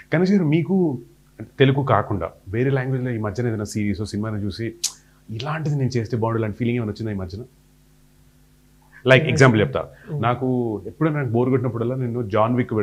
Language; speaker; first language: Telugu; native; Telugu